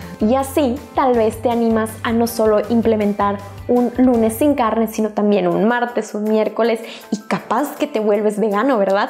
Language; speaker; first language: Spanish; native; Spanish